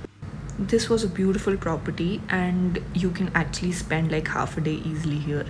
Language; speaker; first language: English; non-native, local second language; Hindi